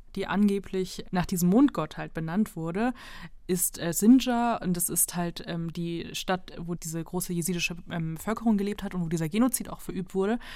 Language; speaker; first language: German; native; German